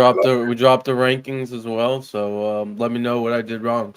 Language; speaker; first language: English; native; English